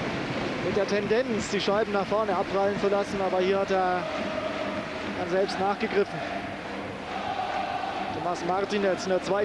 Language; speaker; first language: German; native; German